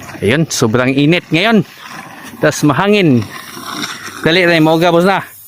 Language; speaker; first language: Filipino; non-native, local second language; Cebuano